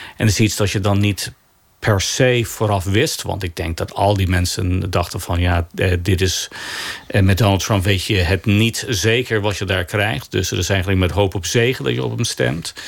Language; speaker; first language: Dutch; non-native, fluent; English